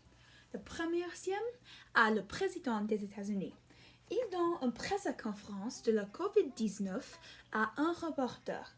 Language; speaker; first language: French; non-native, learner; English